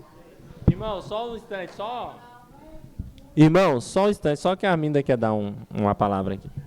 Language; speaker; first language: Portuguese; native; Portuguese